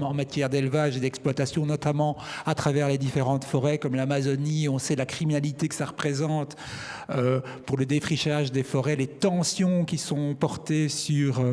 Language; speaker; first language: French; native; French